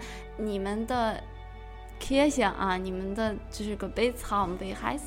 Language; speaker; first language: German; non-native, fluent; Chinese